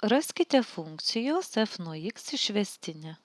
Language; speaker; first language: Lithuanian; native; Lithuanian